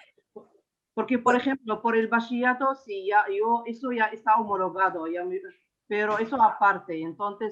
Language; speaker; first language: Spanish; non-native, learner; Arabic